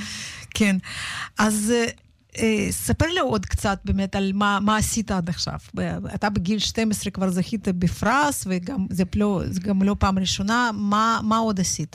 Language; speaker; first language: Hebrew; native; Hebrew